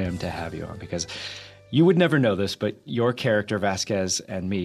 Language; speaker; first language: English; native; English